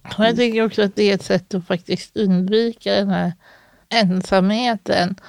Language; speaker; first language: Swedish; native; Swedish